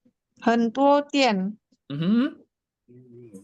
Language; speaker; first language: Chinese; non-native, learner; Indonesian